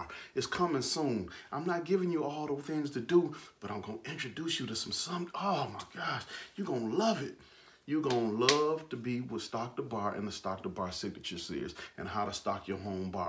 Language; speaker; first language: English; native; English